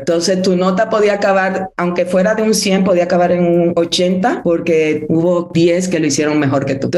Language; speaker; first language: Spanish; native; Spanish